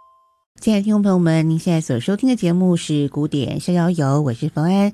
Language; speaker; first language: Chinese; native; Chinese